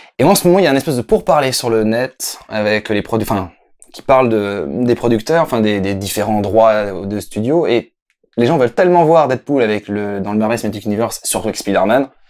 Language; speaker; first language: French; native; French